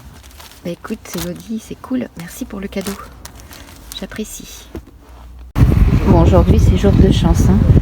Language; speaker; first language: French; native; French